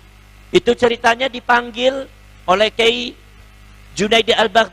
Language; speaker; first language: Indonesian; non-native, local second language; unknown